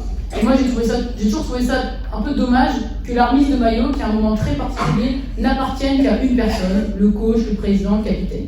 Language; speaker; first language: French; native; French